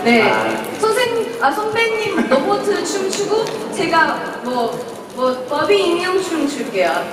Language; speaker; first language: Korean; non-native, fluent; Chinese